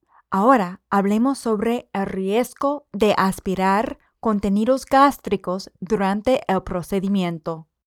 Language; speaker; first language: Spanish; non-native, fluent; English